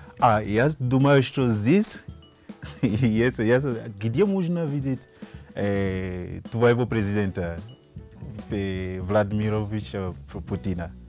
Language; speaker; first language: Russian; non-native, learner; Fon